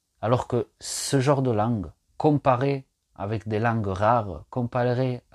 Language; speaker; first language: French; non-native, fluent; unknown